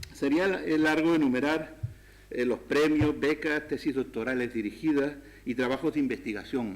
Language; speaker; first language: Spanish; native; Spanish